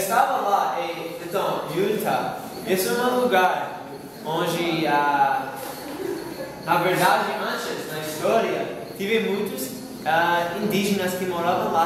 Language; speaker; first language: Portuguese; non-native, learner; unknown